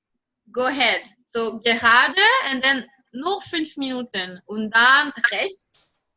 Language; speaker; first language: German; non-native, fluent; French